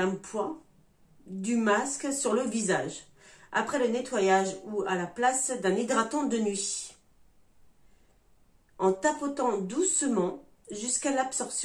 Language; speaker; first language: French; native; French